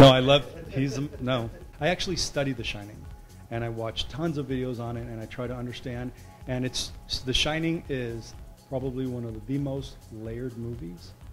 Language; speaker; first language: English; early bilingual, other home language; Spanish